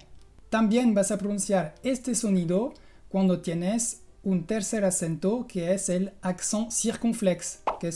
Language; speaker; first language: Spanish; non-native, fluent; French